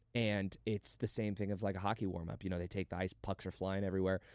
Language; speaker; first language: English; native; English